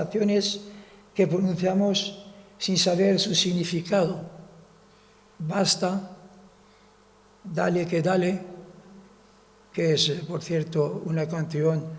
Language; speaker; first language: Spanish; non-native, fluent; Arabic